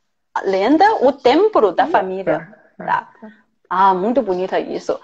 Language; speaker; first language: Portuguese; non-native, fluent; Chinese